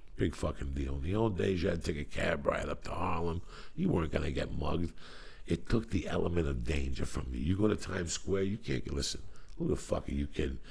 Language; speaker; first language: English; native; English